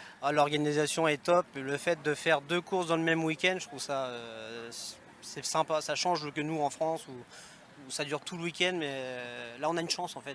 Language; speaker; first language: French; native; French